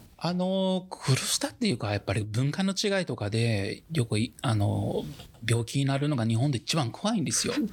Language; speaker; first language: Japanese; non-native, fluent; Arabic